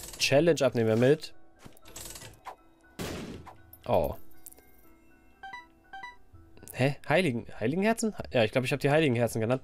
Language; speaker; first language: German; native; German